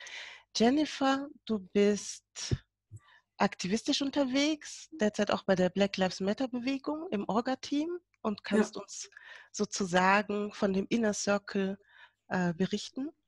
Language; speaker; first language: German; native; German